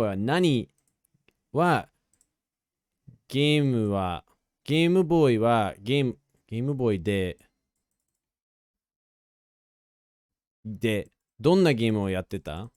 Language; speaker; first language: Japanese; non-native, fluent; English